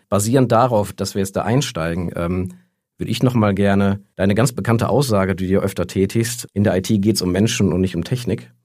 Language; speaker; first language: German; native; German